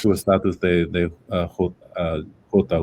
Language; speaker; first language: Spanish; non-native, fluent; English